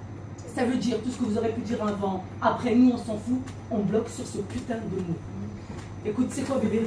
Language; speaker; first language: French; native; French